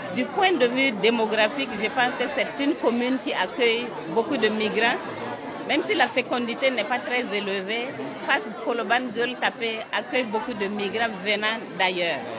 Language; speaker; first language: French; non-native, local second language; Wolof